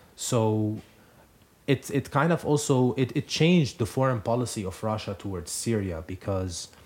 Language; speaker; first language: English; non-native, fluent; Arabic